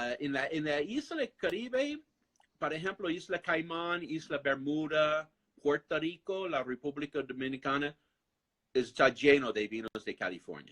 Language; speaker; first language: Spanish; non-native, fluent; English